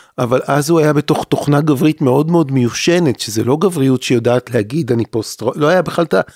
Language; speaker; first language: Hebrew; native; Hebrew